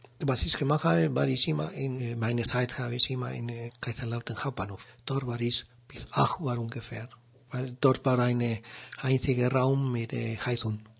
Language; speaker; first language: German; non-native, learner; Spanish